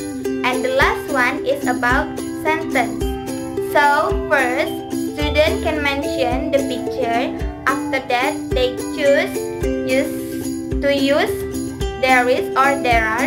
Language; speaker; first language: English; non-native, learner; Indonesian